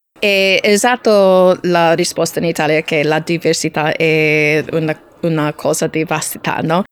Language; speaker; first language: Italian; non-native, learner; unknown